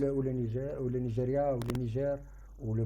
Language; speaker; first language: French; non-native, local second language; Arabic